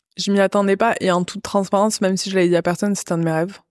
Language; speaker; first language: French; native; French